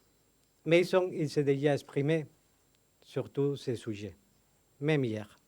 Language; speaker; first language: French; non-native, fluent; Spanish